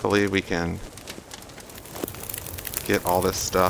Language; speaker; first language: English; native; English